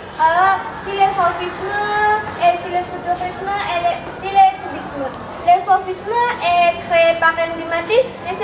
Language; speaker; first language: French; non-native, learner; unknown